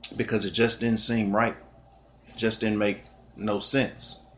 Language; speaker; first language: English; native; English